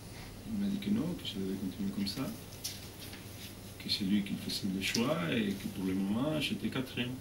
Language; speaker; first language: French; non-native, fluent; Spanish